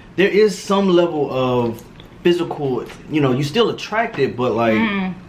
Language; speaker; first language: English; native; English